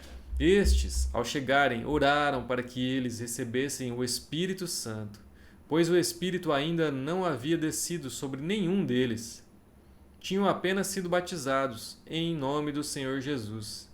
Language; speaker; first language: Portuguese; native; Portuguese